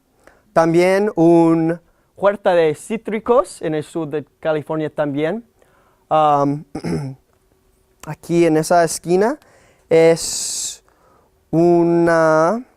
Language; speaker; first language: Spanish; non-native, learner; English